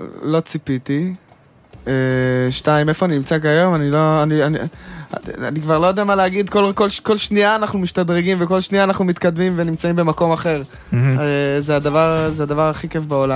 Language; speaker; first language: Hebrew; native; Hebrew